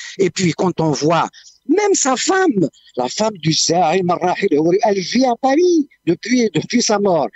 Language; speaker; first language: French; non-native, local second language; Kabyle